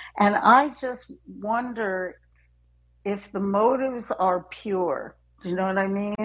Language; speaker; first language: English; native; English